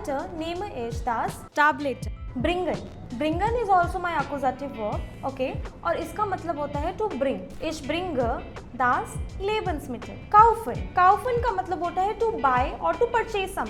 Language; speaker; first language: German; non-native, fluent; Hindi